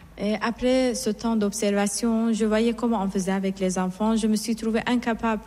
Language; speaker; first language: French; non-native, fluent; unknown